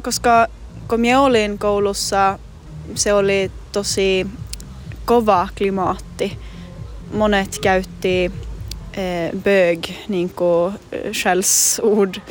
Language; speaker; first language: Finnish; non-native, local second language; Swedish